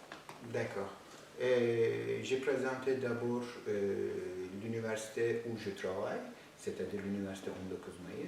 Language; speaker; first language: French; non-native, fluent; Turkish